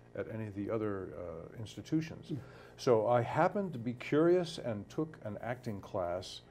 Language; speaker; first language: English; native; English